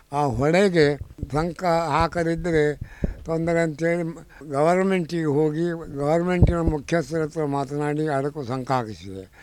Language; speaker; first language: Kannada; non-native, local second language; Tulu